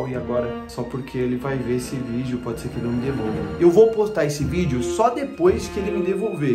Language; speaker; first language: Portuguese; native; Portuguese